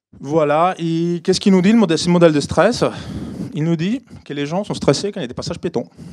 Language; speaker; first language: French; non-native, fluent; Italian